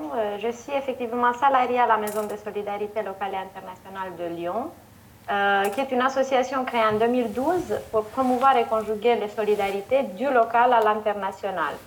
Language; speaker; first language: French; non-native, fluent; Romanian